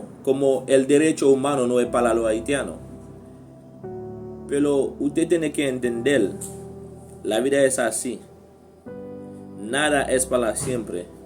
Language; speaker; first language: Spanish; non-native, learner; Haitian Creole